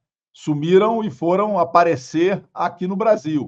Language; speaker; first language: Portuguese; native; Portuguese